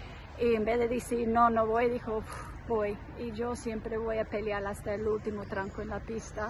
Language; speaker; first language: Spanish; non-native, fluent; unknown